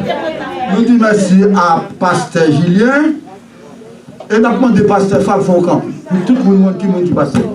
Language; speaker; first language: French; non-native, local second language; Haitian Creole